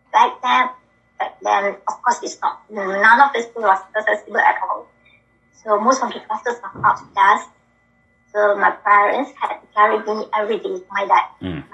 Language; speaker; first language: English; non-native, local second language; Malay